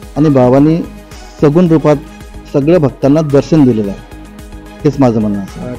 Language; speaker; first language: Marathi; native; Marathi